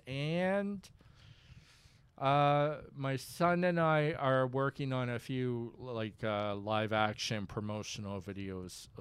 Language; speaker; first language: English; native; English